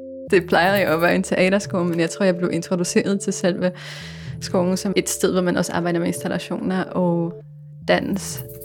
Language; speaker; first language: Danish; non-native, fluent; Polish